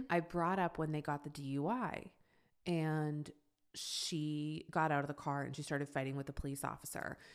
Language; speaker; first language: English; native; English